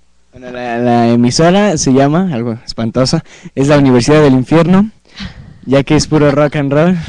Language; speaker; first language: Spanish; native; Spanish